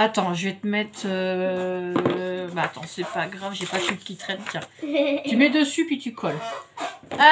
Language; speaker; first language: French; native; French